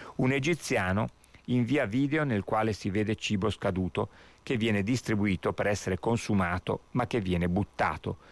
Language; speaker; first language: Italian; native; Italian